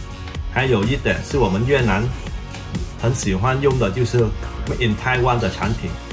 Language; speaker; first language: Chinese; early bilingual, heritage; Chinese